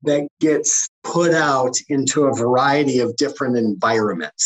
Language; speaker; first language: English; native; English